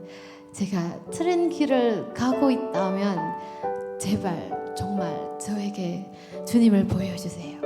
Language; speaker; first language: Korean; non-native, learner; Indonesian